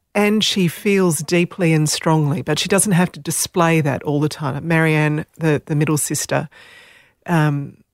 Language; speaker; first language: English; non-native, local second language; Slovenian